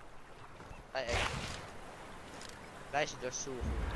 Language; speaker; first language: German; native; German